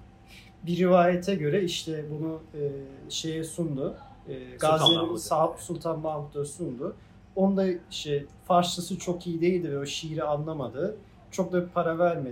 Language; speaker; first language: Turkish; native; Turkish